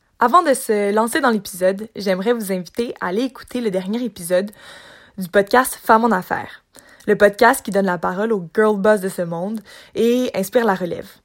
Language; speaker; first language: French; native; French